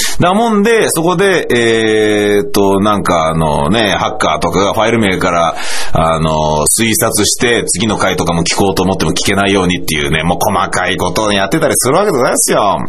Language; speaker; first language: Japanese; native; Japanese